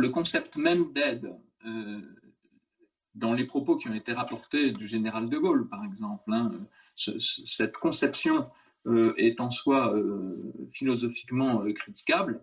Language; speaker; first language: French; native; French